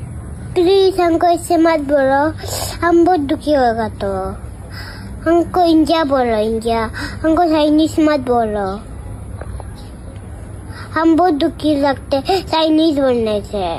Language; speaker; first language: Hindi; non-native, local second language; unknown